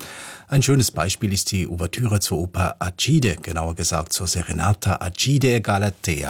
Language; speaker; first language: German; native; German